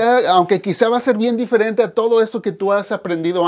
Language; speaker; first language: Spanish; native; Spanish